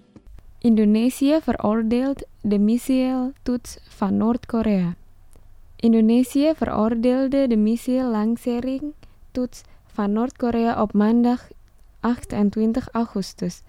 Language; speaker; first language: Dutch; non-native, fluent; Indonesian